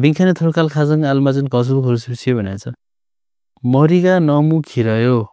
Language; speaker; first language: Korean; non-native, fluent; Nepali